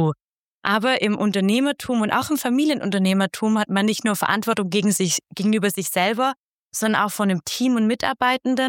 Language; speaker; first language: German; native; German